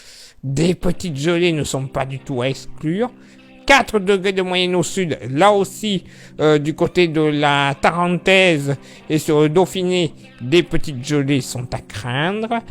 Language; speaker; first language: French; native; French